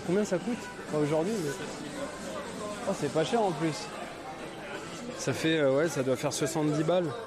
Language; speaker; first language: French; native; French